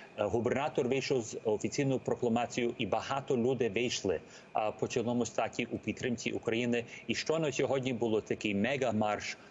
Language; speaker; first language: Ukrainian; early bilingual, heritage; Ukrainian